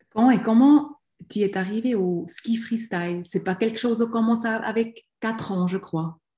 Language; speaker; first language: French; non-native, local second language; German